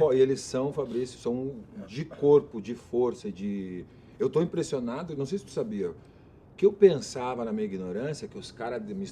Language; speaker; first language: Portuguese; native; Portuguese